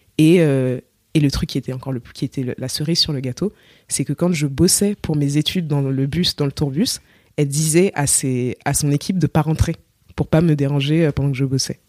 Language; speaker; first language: French; native; French